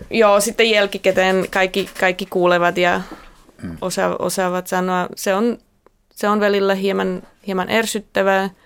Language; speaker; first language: Finnish; non-native, fluent; Slovak